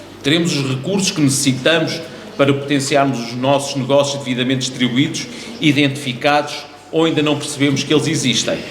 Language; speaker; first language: Portuguese; native; Portuguese